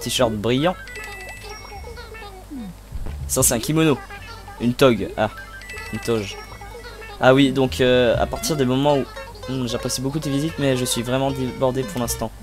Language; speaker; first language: French; native; French